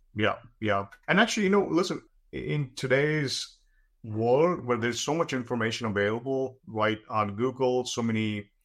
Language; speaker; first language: English; non-native, local second language; Gujarati